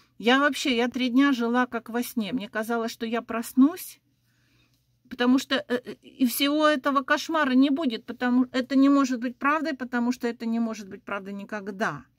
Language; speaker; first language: Russian; native; Russian